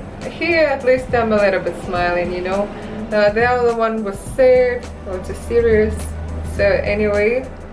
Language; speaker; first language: English; non-native, fluent; Russian